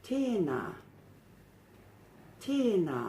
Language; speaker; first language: Māori; non-native, learner; English